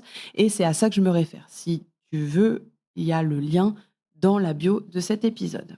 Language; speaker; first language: French; native; French